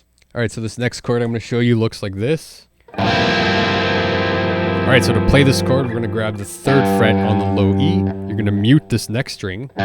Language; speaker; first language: English; native; English